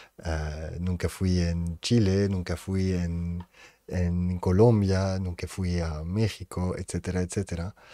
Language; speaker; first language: Spanish; non-native, fluent; French